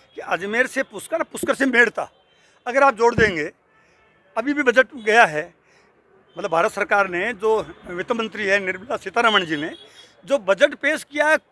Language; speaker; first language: Hindi; native; Hindi